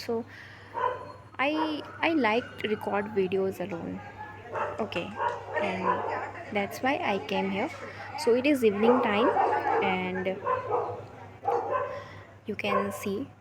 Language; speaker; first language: English; non-native, local second language; Hindi